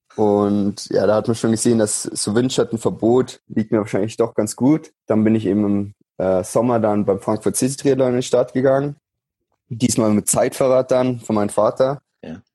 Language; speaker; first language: German; native; German